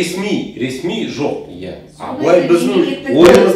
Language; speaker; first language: Kazakh; non-native, local second language; Russian